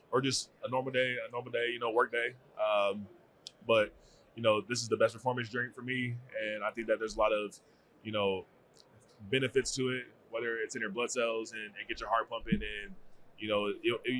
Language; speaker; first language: English; native; English